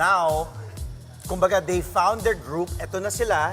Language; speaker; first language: English; non-native, local second language; Filipino